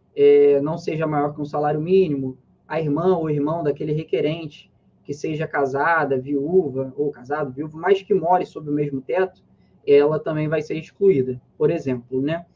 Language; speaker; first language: Portuguese; native; Portuguese